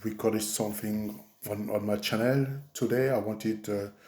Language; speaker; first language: English; non-native, fluent; French